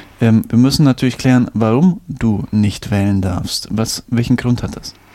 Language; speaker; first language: German; native; German